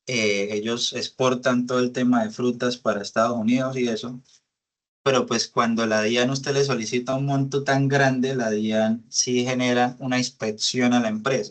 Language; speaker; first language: Spanish; native; Spanish